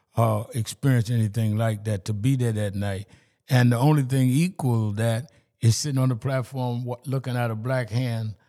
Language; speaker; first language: English; native; English